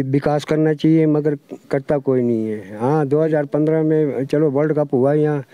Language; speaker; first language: Hindi; native; Hindi